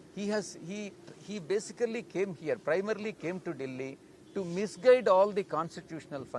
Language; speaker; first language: English; non-native, local second language; Telugu